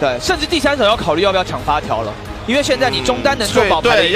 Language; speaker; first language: Chinese; native; Chinese